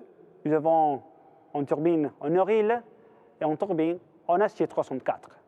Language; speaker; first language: French; non-native, fluent; Italian